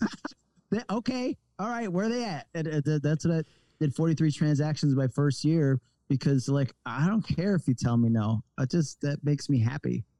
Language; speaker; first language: English; native; English